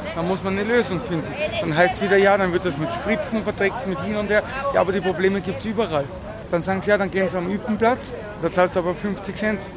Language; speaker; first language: German; native; German